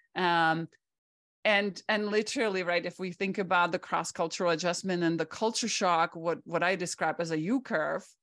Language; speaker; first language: English; non-native, fluent; Czech